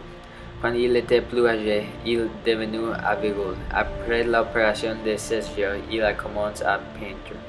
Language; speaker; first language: French; non-native, learner; English